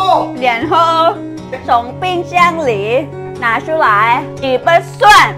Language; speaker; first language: Chinese; non-native, learner; Thai